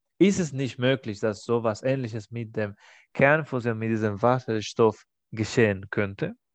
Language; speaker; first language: German; non-native, fluent; Spanish